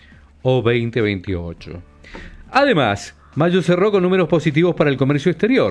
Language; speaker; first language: Spanish; native; Spanish